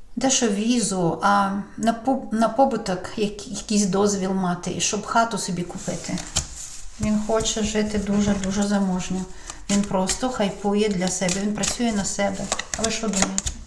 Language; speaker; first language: Ukrainian; non-native, local second language; Russian